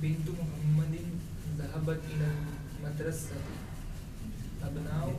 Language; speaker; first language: Arabic; non-native, learner; Urdu